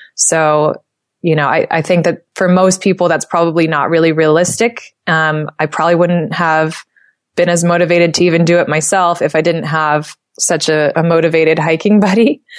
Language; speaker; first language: English; native; English